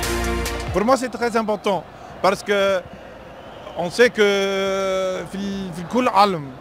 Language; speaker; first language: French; non-native, fluent; English